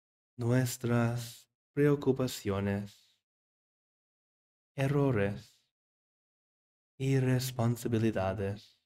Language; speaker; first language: Spanish; non-native, fluent; English